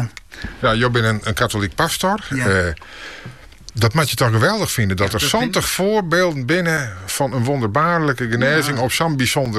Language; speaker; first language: Dutch; non-native, local second language; Western Frisian